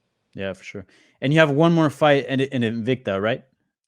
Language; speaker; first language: English; native; English